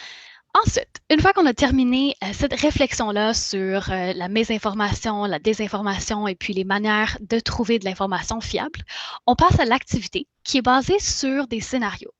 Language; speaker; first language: French; native; French